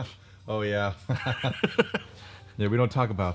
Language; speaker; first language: English; native; English